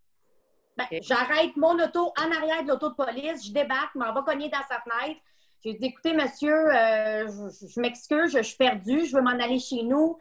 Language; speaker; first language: French; native; French